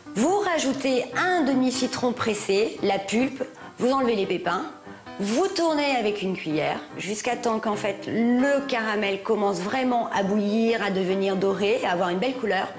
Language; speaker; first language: French; native; French